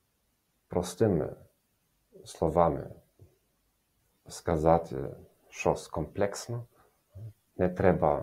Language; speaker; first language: Ukrainian; non-native, learner; German